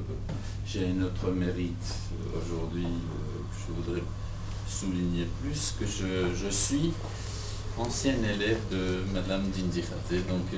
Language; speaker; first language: French; non-native, fluent; Georgian